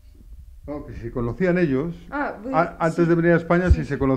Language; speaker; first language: Spanish; native; Spanish